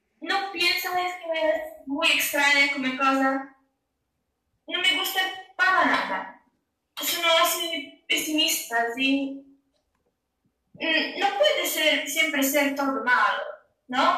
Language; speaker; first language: Spanish; non-native, learner; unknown